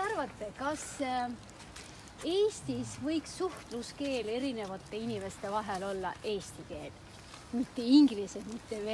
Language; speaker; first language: Estonian; non-native, local second language; Russian